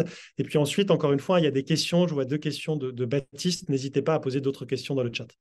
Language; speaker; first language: French; native; French